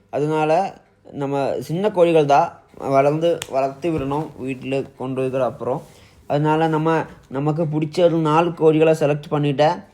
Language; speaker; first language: Tamil; non-native, local second language; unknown